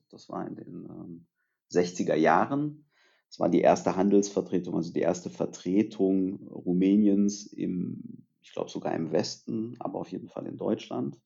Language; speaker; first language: German; early bilingual, other home language; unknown